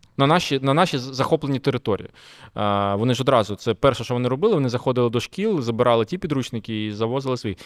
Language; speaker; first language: Ukrainian; non-native, local second language; Russian